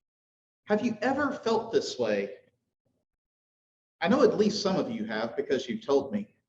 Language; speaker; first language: English; native; English